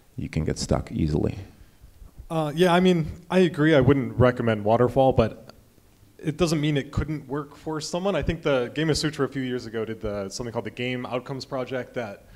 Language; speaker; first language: English; native; English